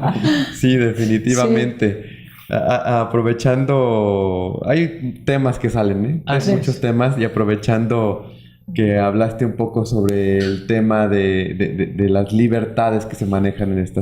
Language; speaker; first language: Spanish; native; Spanish